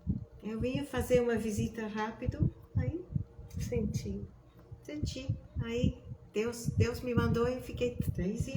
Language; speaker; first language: Portuguese; non-native, fluent; English